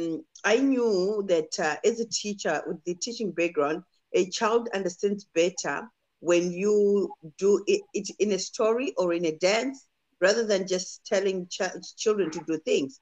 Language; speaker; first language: English; non-native, local second language; Shona